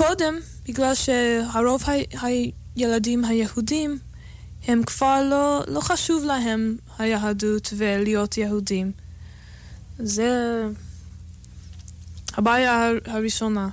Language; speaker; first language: Hebrew; non-native, fluent; English